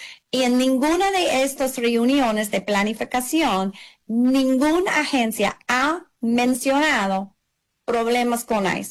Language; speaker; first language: Spanish; early bilingual, heritage; English